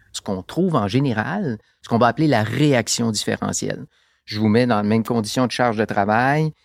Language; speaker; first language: French; native; French